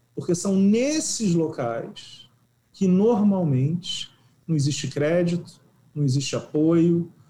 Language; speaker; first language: Portuguese; native; Portuguese